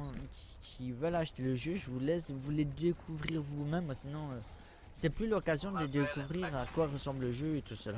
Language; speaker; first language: French; native; French